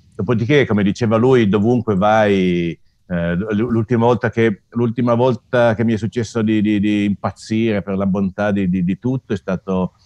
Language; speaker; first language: Italian; native; Italian